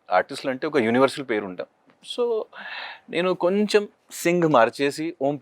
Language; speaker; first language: Telugu; non-native, local second language; Hindi